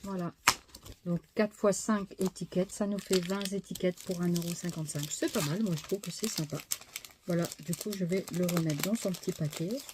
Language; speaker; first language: French; native; French